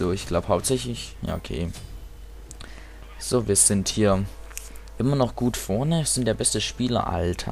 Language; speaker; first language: German; native; German